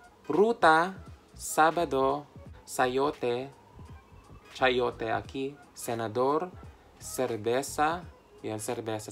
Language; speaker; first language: Spanish; non-native, fluent; Filipino